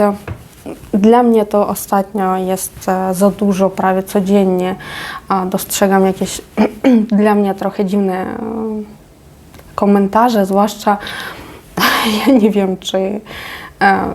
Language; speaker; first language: Polish; non-native, fluent; Ukrainian